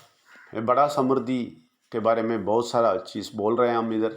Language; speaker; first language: Hindi; non-native, local second language; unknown